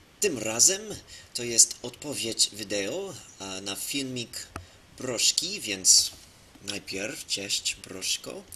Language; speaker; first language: Polish; non-native, learner; English